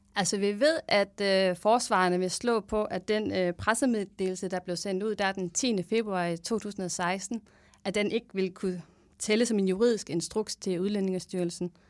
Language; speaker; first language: Danish; native; Danish